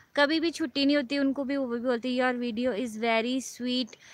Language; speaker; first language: Hindi; native; Hindi